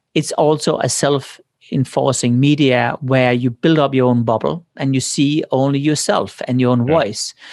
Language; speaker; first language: English; non-native, fluent; Danish